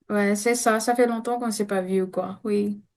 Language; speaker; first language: French; non-native, fluent; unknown